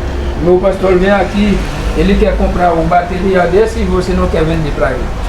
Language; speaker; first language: Portuguese; non-native, learner; Haitian Creole